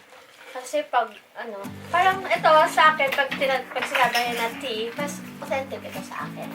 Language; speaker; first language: Filipino; non-native, local second language; Cebuano